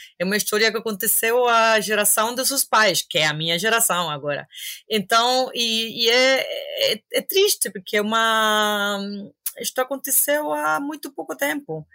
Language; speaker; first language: Portuguese; non-native, fluent; Spanish